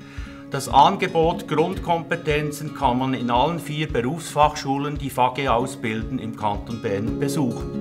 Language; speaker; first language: German; native; German